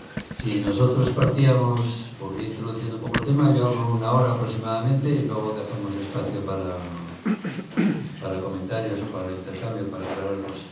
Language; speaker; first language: Spanish; native; Spanish